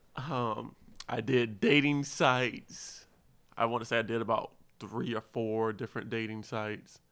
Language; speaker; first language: English; native; English